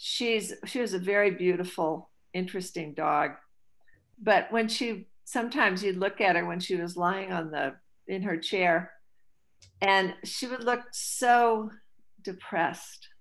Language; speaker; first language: English; native; English